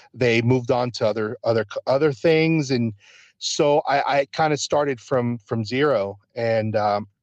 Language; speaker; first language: English; early bilingual, other home language; Spanish